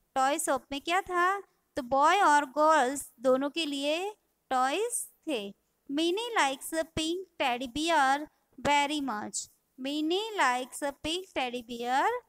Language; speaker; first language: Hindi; non-native, local second language; Gujarati